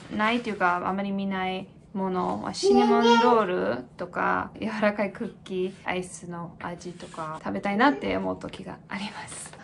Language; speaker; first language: Japanese; non-native, fluent; English